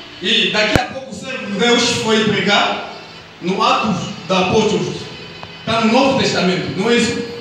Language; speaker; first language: Portuguese; non-native, learner; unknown